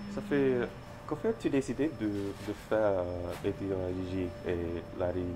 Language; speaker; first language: French; non-native, learner; English